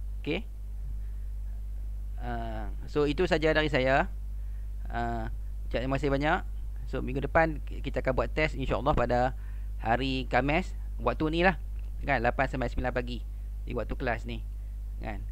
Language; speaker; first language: Malay; native; Malay